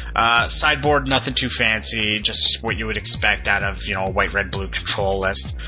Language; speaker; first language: English; native; English